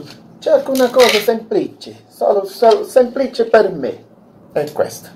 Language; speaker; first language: Italian; non-native, learner; Portuguese